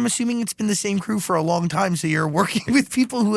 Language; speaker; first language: English; native; English